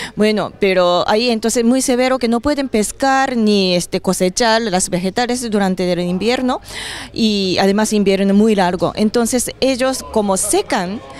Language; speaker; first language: Spanish; non-native, fluent; Japanese